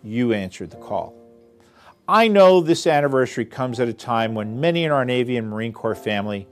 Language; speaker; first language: English; native; English